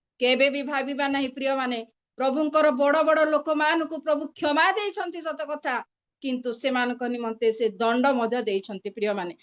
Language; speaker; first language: Odia; native; Odia